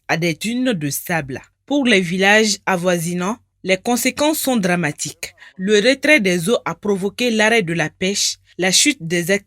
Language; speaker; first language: French; non-native, local second language; Bambara